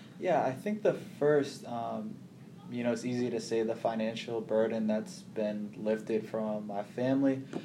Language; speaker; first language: English; early bilingual, other home language; Somali